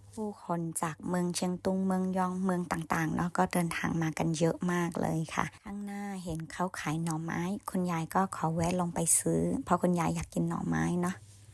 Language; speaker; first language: Thai; non-native, local second language; Khün